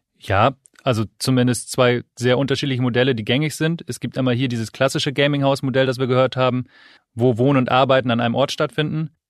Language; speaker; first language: German; native; German